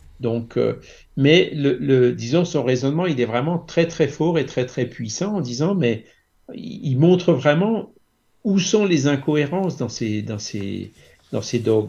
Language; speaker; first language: French; native; French